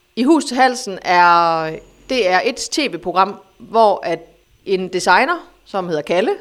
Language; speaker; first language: Danish; native; Danish